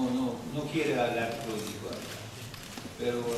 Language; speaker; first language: Spanish; non-native, learner; English